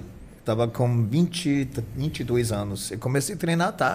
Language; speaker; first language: Portuguese; non-native, fluent; German